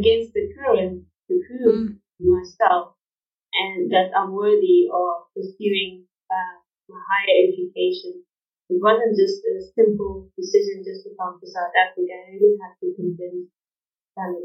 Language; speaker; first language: English; non-native, fluent; Arabic